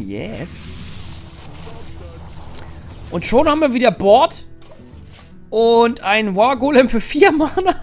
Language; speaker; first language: German; native; German